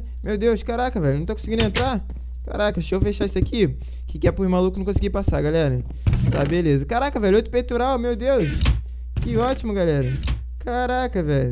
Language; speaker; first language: Portuguese; native; Portuguese